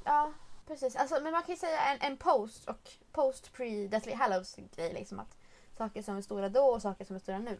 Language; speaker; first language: Swedish; native; Swedish